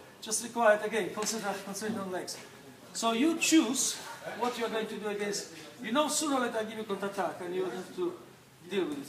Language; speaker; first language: English; non-native, learner; Polish